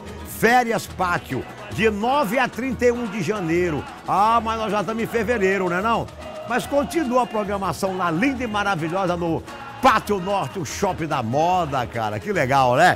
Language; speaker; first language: Portuguese; native; Portuguese